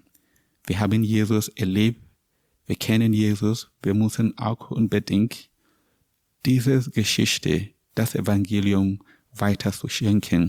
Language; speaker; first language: German; non-native, learner; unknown